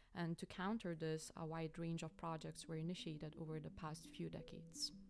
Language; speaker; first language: English; non-native, fluent; Lithuanian